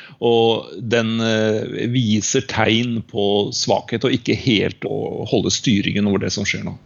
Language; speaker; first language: Norwegian; native; Norwegian